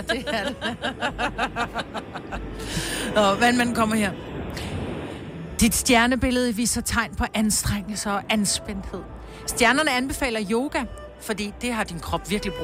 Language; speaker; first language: Danish; native; Danish